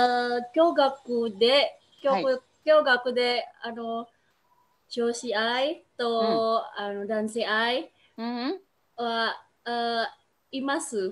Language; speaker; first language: Japanese; non-native, learner; Indonesian